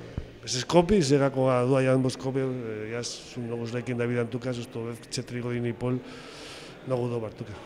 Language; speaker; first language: Macedonian; non-native, fluent; Spanish